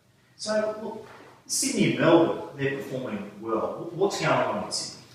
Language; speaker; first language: English; native; English